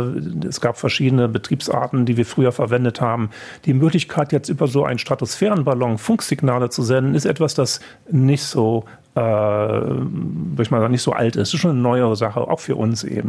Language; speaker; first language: German; native; German